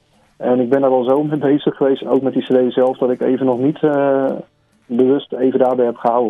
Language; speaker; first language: Dutch; native; Dutch